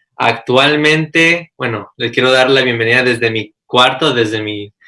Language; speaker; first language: Spanish; early bilingual, heritage; Spanish